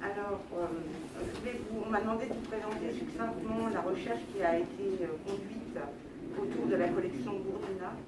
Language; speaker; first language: French; native; French